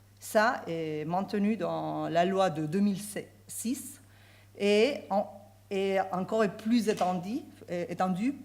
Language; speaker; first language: French; non-native, fluent; Spanish